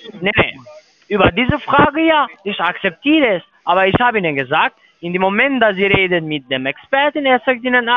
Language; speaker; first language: German; non-native, learner; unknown